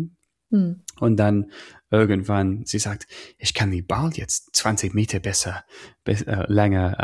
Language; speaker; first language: German; non-native, learner; English